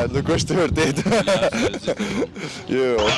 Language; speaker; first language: Albanian; early bilingual, other home language; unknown